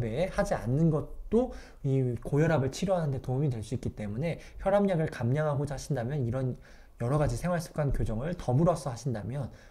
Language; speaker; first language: Korean; native; Korean